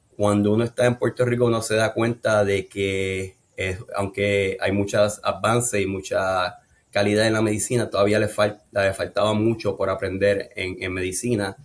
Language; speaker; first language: Spanish; native; Spanish